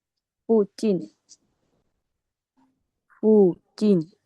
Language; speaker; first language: Chinese; non-native, learner; Lao